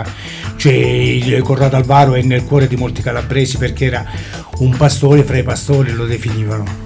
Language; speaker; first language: Italian; native; Italian